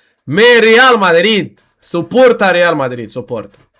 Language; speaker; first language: English; non-native, learner; Arabic